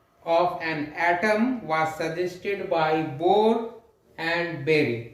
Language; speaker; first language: English; non-native, local second language; Hindi